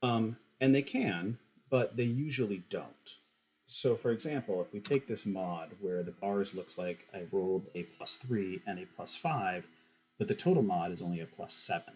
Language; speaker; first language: English; native; English